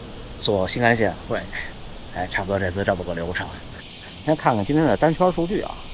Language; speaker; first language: Chinese; native; Chinese